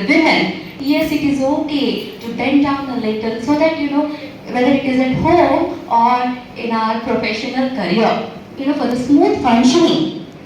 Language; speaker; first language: English; non-native, local second language; Telugu